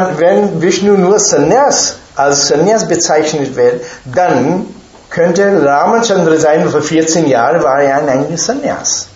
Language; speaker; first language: German; non-native, fluent; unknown